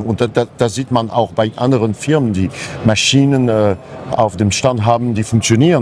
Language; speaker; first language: German; non-native, fluent; French